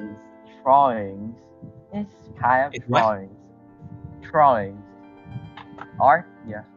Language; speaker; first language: English; non-native, learner; Vietnamese